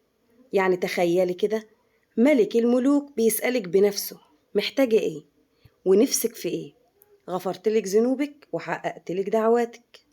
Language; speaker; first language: Arabic; native; Arabic